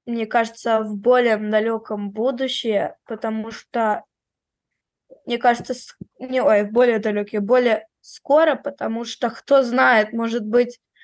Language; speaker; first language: Russian; early bilingual, heritage; Russian